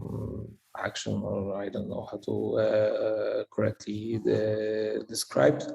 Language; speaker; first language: English; non-native, fluent; Polish